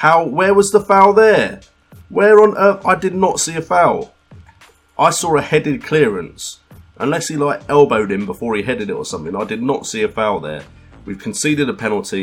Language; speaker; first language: English; native; English